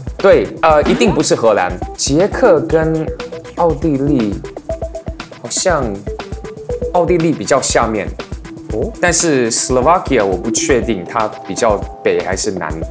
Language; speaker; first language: Chinese; non-native, fluent; Cantonese